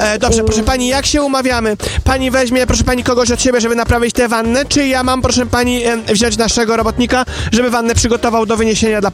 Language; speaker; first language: Polish; native; Polish